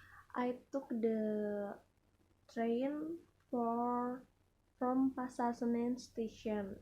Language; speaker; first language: English; non-native, learner; Indonesian